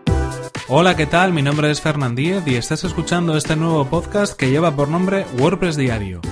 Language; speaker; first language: Spanish; native; Spanish